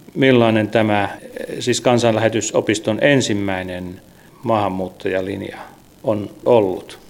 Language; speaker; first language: Finnish; native; Finnish